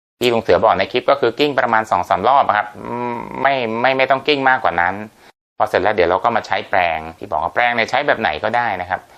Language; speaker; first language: Thai; native; Thai